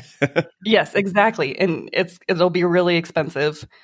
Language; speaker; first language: English; native; English